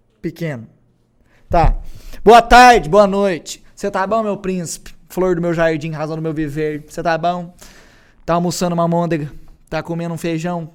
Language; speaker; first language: Portuguese; native; Portuguese